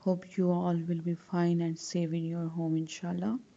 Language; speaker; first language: English; non-native, local second language; Urdu